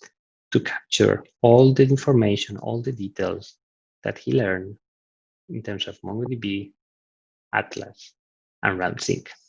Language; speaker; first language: English; non-native, fluent; Italian